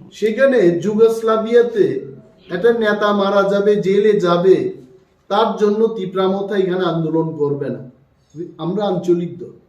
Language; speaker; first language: Bangla; non-native, local second language; Kok Borok